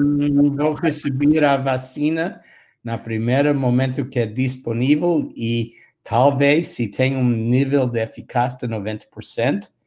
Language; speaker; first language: Portuguese; non-native, fluent; English